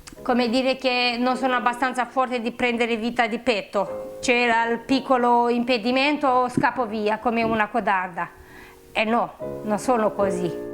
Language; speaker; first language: Italian; non-native, fluent; Romanian